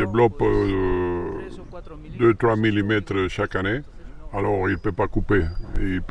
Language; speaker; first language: French; non-native, learner; Spanish